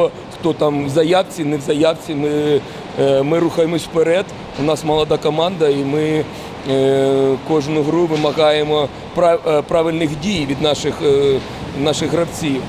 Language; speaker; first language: Ukrainian; non-native, local second language; Russian